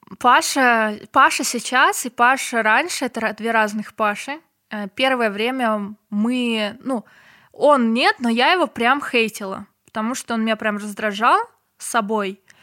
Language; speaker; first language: Russian; non-native, local second language; Turkmen